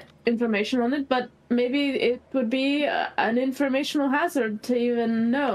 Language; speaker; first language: English; native; English